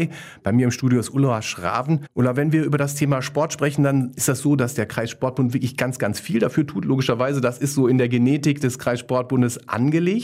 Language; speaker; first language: German; native; German